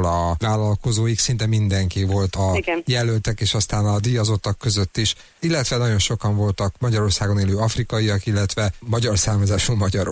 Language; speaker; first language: Hungarian; native; Hungarian